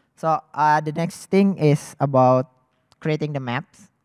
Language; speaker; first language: English; non-native, fluent; Indonesian